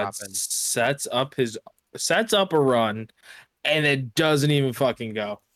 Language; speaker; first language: English; native; English